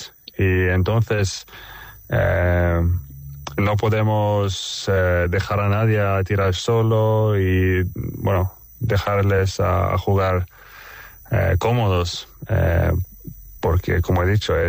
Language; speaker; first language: Spanish; non-native, fluent; Swedish